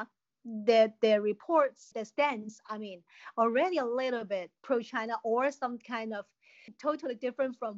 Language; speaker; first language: English; non-native, local second language; Cantonese